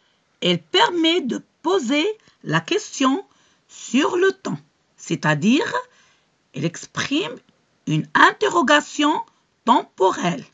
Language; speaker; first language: French; non-native, local second language; Arabic